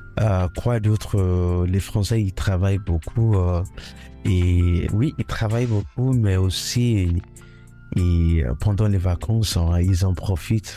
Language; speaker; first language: French; non-native, fluent; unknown